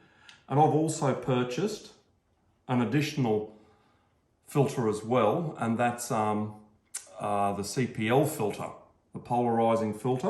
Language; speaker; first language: English; native; English